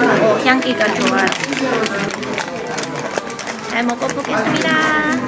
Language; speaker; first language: Korean; non-native, learner; Chinese